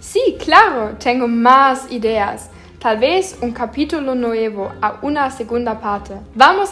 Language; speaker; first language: Spanish; non-native, learner; German